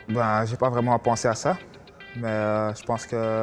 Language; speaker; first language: French; early bilingual, other home language; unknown